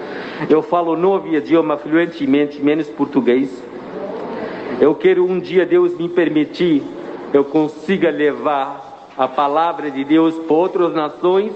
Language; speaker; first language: Portuguese; non-native, fluent; Arabic